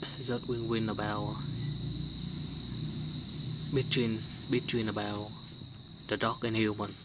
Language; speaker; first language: English; non-native, learner; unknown